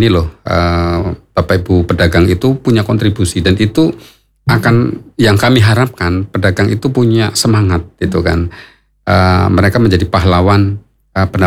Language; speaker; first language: Indonesian; non-native, local second language; Javanese